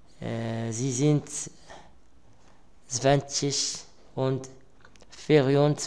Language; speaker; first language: German; non-native, learner; Arabic